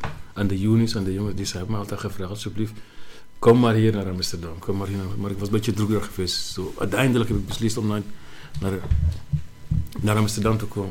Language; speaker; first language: Dutch; non-native, learner; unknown